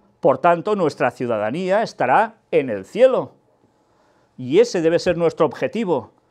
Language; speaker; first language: Spanish; non-native, local second language; Catalan